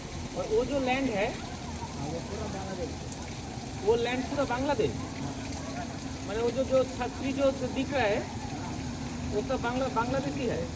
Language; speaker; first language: Hindi; non-native, local second language; Bangla